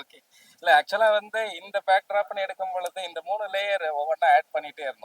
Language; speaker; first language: Tamil; native; Tamil